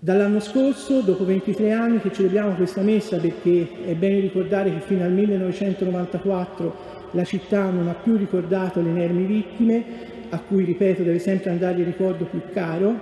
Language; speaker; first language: Italian; native; Italian